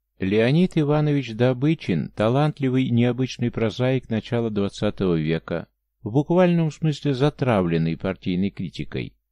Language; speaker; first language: Russian; native; Russian